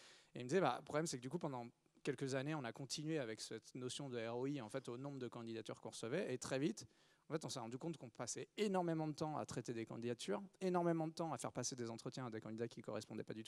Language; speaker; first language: French; native; French